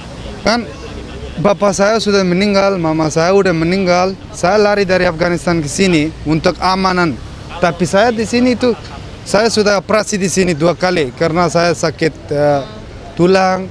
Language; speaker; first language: Indonesian; early bilingual, other home language; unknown